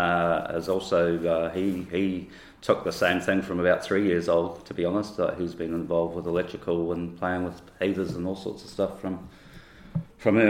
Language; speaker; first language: English; native; English